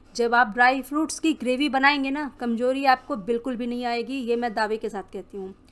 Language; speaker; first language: Hindi; native; Hindi